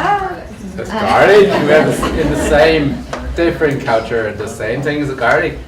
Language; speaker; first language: English; non-native, learner; Chinese